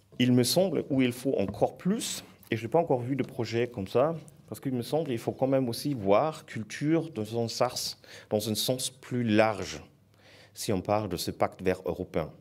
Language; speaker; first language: French; non-native, fluent; German